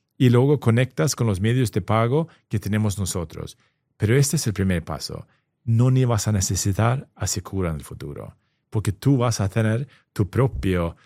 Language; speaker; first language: Spanish; non-native, fluent; Swedish